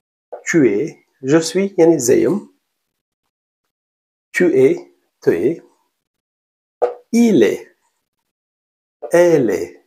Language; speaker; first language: French; non-native, learner; Pashto